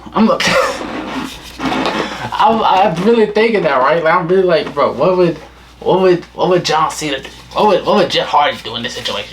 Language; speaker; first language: English; native; English